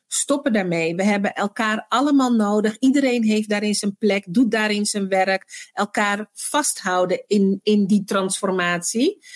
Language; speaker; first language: Dutch; early bilingual, other home language; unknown